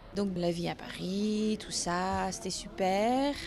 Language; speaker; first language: French; non-native, fluent; Dutch